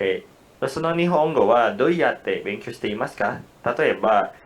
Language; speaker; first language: Japanese; non-native, learner; Indonesian